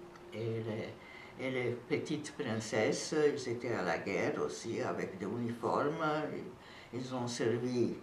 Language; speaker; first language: French; non-native, fluent; Serbian